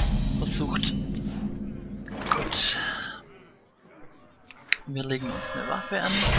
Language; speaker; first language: German; native; German